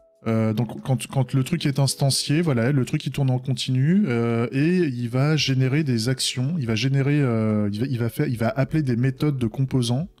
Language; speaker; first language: French; native; French